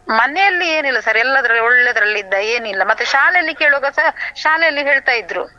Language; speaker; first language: Kannada; native; Kannada